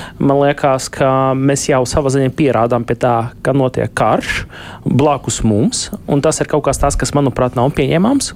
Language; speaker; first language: Latvian; non-native, local second language; Russian